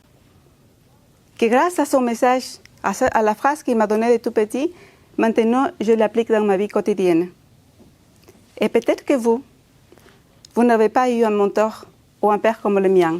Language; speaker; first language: French; non-native, fluent; Spanish